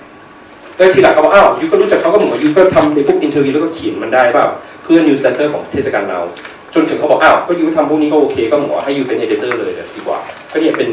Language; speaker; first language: Thai; early bilingual, heritage; Thai